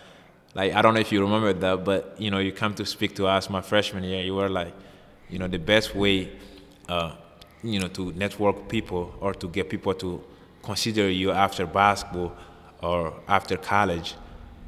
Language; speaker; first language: English; non-native, fluent; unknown